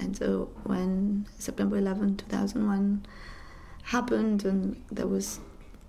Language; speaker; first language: English; non-native, local second language; Nepali